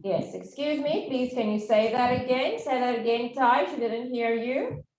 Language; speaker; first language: English; non-native, fluent; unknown